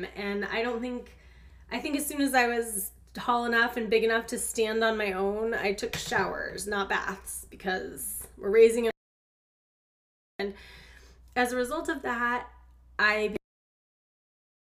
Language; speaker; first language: English; native; English